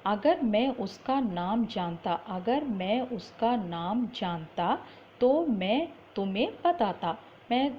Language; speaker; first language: Hindi; non-native, local second language; Tamil